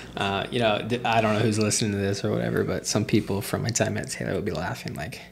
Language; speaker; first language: English; native; English